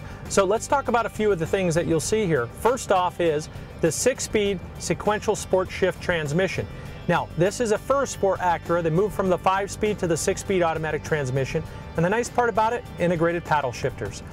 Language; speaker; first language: English; native; English